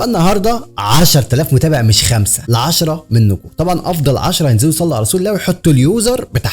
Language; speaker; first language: Arabic; native; Arabic